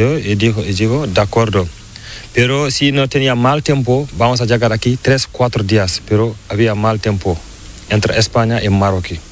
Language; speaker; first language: Spanish; non-native, learner; Fula